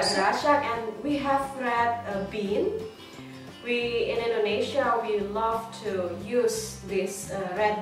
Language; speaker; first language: English; non-native, learner; Indonesian